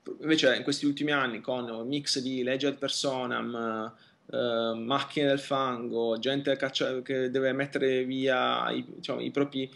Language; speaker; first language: Italian; native; Italian